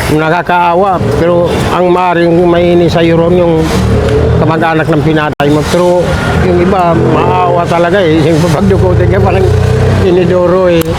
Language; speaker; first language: Filipino; native; Filipino